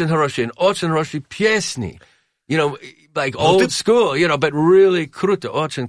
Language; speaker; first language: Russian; non-native, learner; English